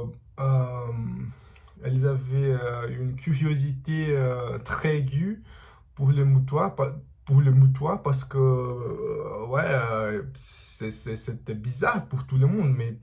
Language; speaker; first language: French; non-native, learner; Portuguese